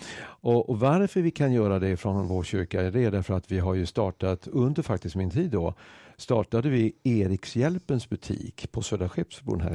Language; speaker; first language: Swedish; native; Swedish